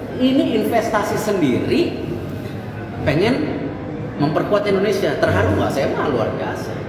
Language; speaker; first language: Indonesian; native; Indonesian